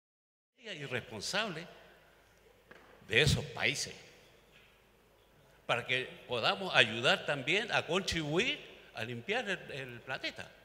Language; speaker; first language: Spanish; non-native, local second language; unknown